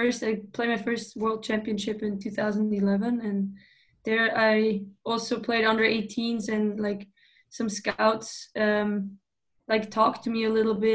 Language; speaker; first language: English; non-native, fluent; Swiss German